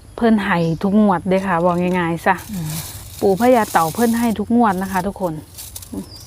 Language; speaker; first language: Thai; native; Thai